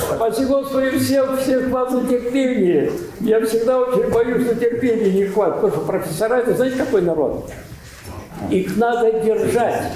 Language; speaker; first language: Russian; native; Russian